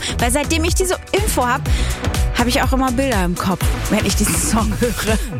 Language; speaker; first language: German; native; German